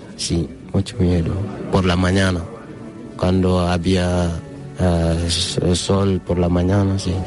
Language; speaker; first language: Spanish; non-native, learner; Fula